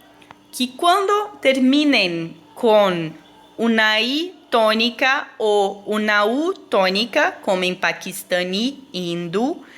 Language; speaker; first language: Spanish; non-native, fluent; Portuguese